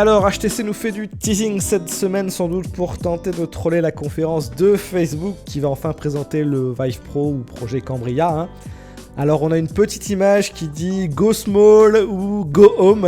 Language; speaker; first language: French; native; French